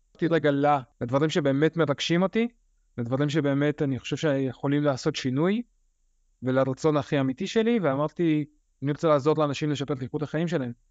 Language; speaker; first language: Hebrew; early bilingual, other home language; Russian